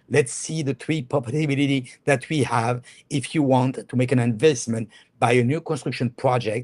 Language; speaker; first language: English; non-native, fluent; French